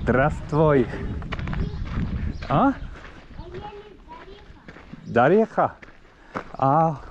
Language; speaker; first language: Russian; non-native, learner; Czech